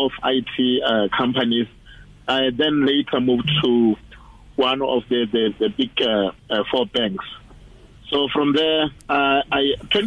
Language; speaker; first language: English; non-native, local second language; Northern Sotho